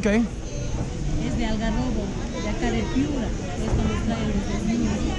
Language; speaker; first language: Spanish; native; Spanish